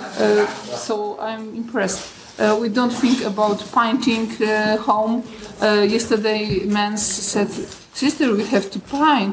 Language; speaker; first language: English; non-native, learner; Polish